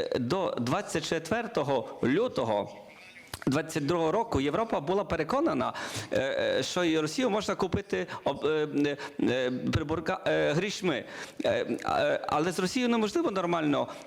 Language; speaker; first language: Ukrainian; non-native, learner; Polish